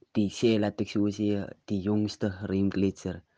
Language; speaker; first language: Afrikaans; non-native, local second language; English